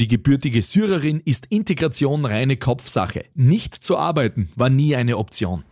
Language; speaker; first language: German; native; German